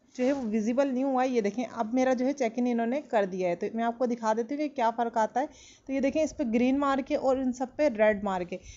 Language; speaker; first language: Urdu; non-native, local second language; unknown